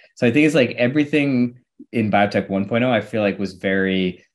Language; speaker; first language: English; native; English